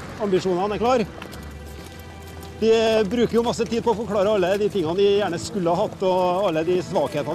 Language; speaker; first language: Norwegian; native; Norwegian